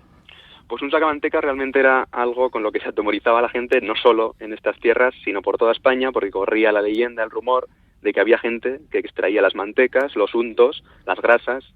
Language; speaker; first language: Spanish; native; Spanish